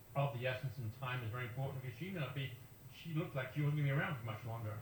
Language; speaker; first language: English; native; English